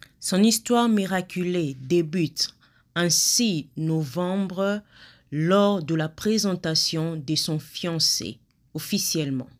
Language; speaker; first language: French; non-native, local second language; Lingala